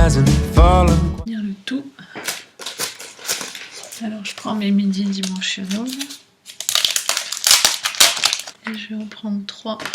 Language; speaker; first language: French; native; French